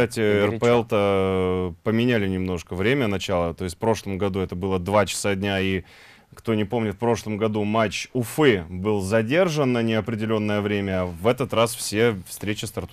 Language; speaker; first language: Russian; native; Russian